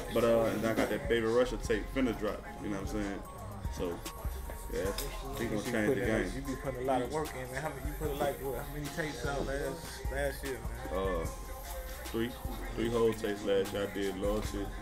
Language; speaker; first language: English; native; English